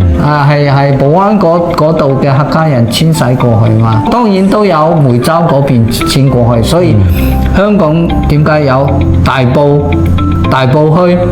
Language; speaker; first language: Cantonese; native; Cantonese